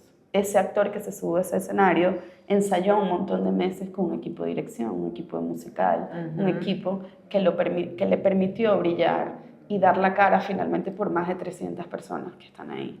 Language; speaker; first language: Spanish; native; Spanish